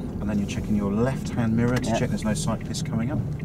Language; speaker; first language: English; native; English